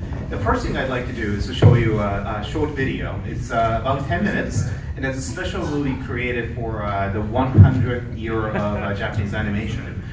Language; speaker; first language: English; non-native, fluent; Japanese